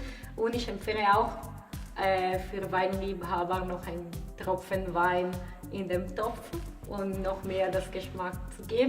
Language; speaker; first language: German; non-native, fluent; Italian